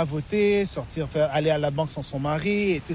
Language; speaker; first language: French; native; French